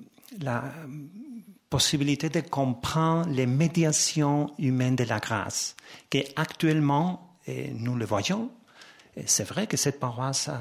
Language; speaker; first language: French; non-native, fluent; Spanish